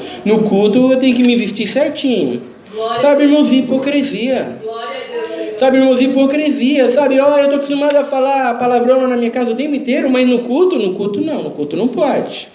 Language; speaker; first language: Portuguese; native; Portuguese